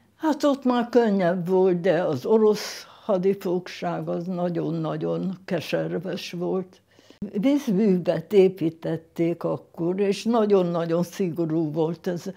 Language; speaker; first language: Hungarian; non-native, local second language; German